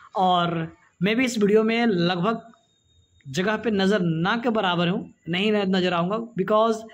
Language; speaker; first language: Hindi; native; Hindi